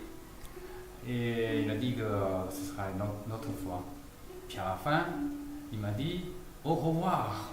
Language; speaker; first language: French; non-native, fluent; Chinese